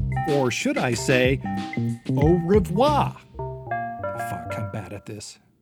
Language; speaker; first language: English; native; English